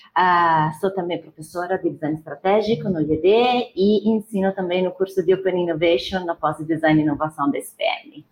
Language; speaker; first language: Portuguese; non-native, fluent; Italian